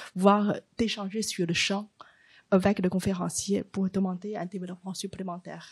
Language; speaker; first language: French; non-native, fluent; Chinese